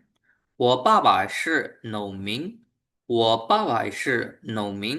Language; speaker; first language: Chinese; non-native, fluent; Burmese